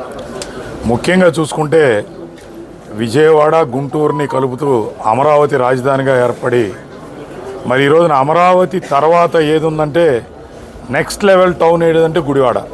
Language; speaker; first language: Telugu; native; Telugu